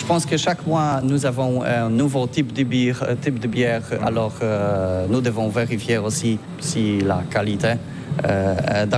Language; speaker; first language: French; non-native, learner; Polish